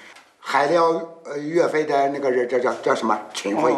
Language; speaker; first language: Chinese; native; Chinese